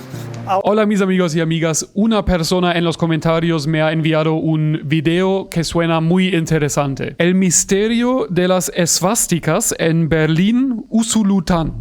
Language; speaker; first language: Spanish; non-native, fluent; German